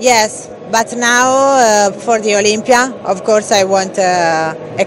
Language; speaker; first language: English; non-native, learner; Italian